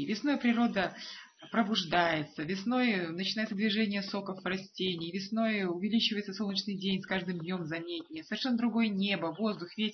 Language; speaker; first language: Russian; native; Russian